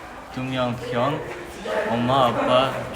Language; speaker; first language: Korean; non-native, learner; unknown